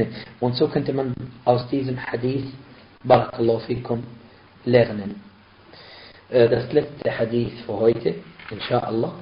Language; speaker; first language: German; non-native, fluent; Arabic